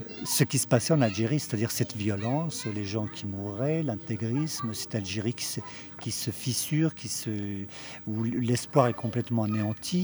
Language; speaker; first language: French; early bilingual, other home language; Kabyle